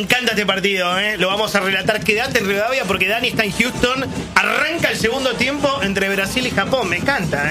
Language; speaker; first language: Spanish; native; Spanish